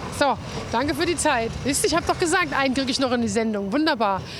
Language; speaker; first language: German; native; German